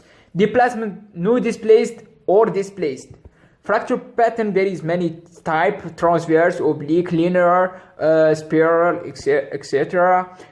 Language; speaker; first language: English; non-native, local second language; Arabic